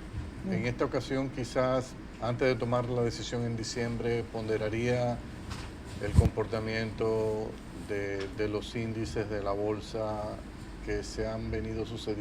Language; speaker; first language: Spanish; native; Spanish